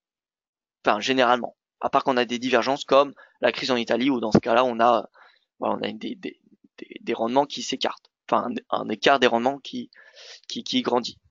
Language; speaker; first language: French; native; French